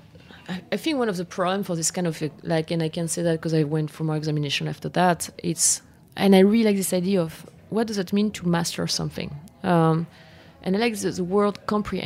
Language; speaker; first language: English; non-native, fluent; French